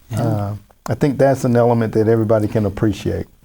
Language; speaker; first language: English; native; English